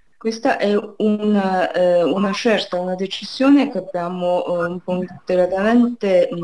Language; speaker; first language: Italian; non-native, fluent; Chinese